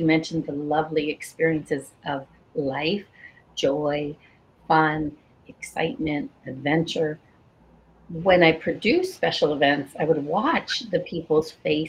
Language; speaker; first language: English; native; English